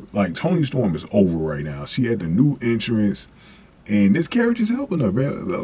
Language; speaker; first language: English; native; English